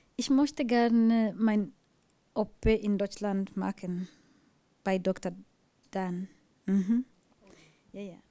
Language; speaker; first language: German; non-native, learner; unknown